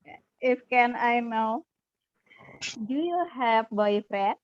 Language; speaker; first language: English; non-native, learner; Indonesian